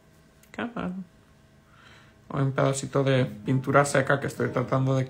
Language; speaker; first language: Spanish; early bilingual, heritage; Spanish